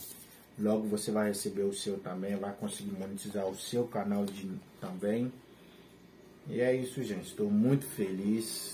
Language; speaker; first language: Portuguese; non-native, learner; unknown